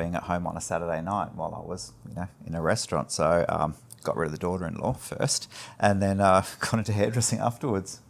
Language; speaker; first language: English; early bilingual, other home language; Greek